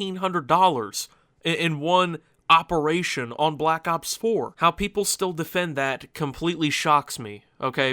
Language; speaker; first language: English; native; English